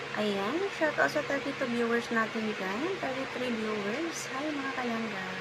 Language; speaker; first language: Filipino; non-native, local second language; Cebuano